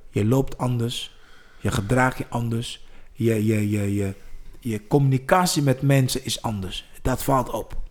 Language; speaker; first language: Dutch; non-native, fluent; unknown